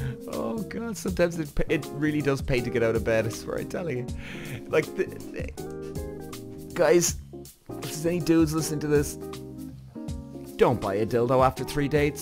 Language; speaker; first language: English; native; English